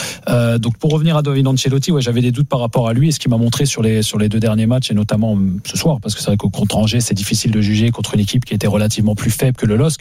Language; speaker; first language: French; native; French